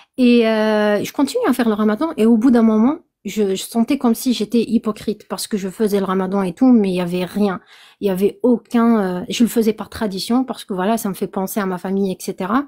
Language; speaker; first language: French; non-native, local second language; Kabyle